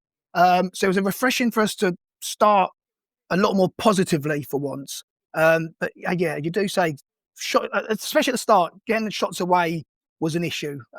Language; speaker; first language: English; native; English